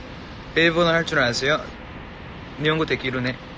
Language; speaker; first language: Korean; non-native, fluent; Chinese